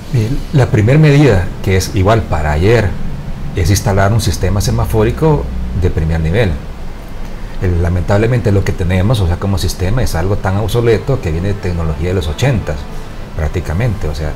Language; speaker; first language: Spanish; native; Spanish